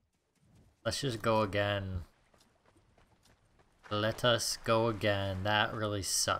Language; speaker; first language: English; native; English